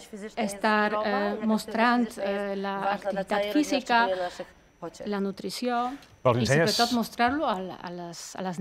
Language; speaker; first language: Catalan; non-native, learner; Polish